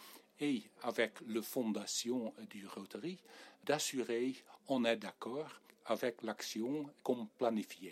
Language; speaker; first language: French; non-native, fluent; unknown